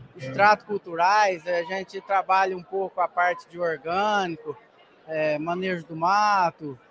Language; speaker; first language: Portuguese; native; Portuguese